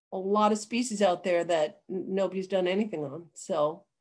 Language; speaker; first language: English; native; English